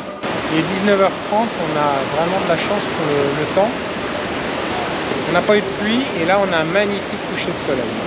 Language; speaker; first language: French; native; French